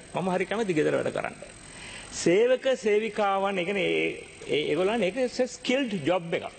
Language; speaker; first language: Sinhala; non-native, local second language; Tamil